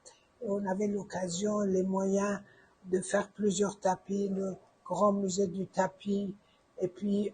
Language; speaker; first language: French; non-native, fluent; Persian